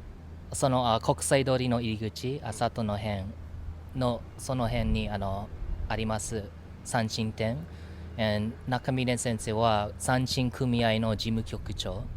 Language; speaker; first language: Japanese; non-native, learner; English